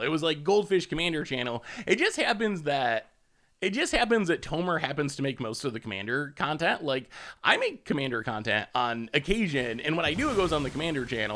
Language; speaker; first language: English; native; English